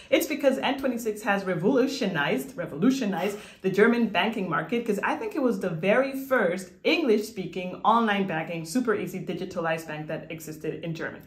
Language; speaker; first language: English; non-native, fluent; Spanish